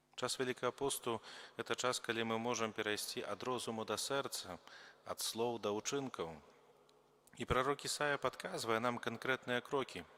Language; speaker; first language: Belarusian; native; Belarusian